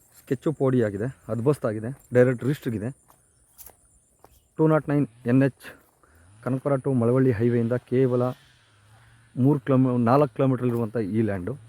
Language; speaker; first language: Kannada; native; Kannada